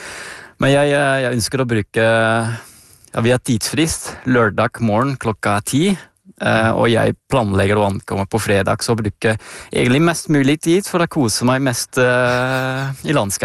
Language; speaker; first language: Norwegian; non-native, fluent; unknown